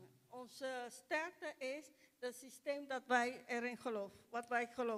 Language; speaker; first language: Dutch; non-native, local second language; Papiamento